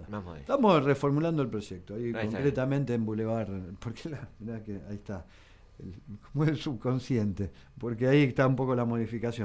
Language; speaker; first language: Spanish; native; Spanish